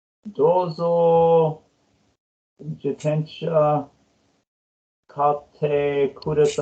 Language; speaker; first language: Japanese; non-native, learner; English